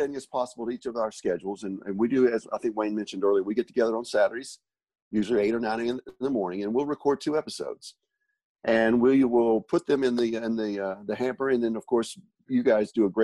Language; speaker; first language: English; native; English